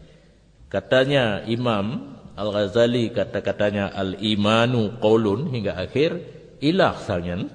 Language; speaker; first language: Indonesian; non-native, local second language; Achinese